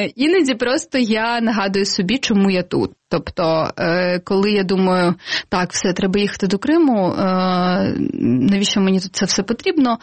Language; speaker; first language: Ukrainian; non-native, local second language; Crimean Tatar